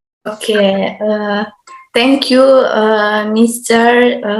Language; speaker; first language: English; non-native, learner; Indonesian